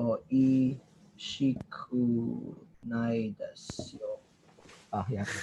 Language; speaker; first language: Japanese; non-native, learner; English